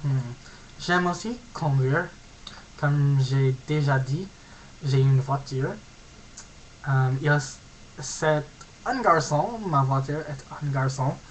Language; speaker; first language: French; non-native, learner; English